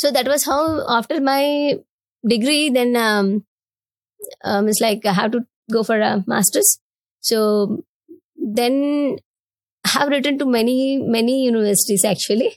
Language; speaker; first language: English; non-native, local second language; Telugu